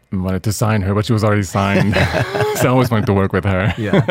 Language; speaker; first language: English; non-native, fluent; Hungarian